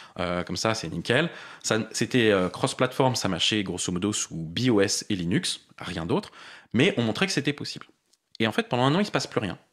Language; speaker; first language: French; native; French